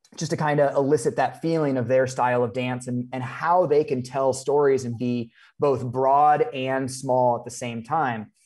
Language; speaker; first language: English; native; English